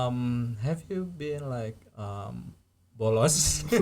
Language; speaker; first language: English; non-native, fluent; Indonesian